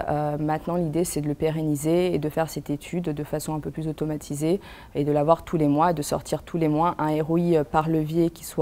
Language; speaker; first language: French; native; French